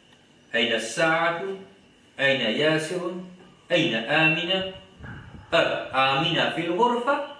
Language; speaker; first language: Arabic; non-native, learner; Haitian Creole